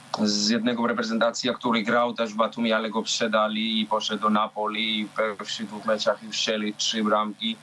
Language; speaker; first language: Polish; non-native, learner; Georgian